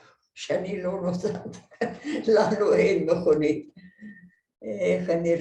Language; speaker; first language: Hebrew; non-native, fluent; Hungarian